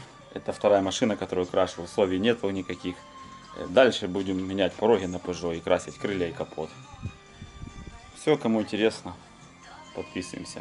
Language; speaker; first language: Russian; native; Russian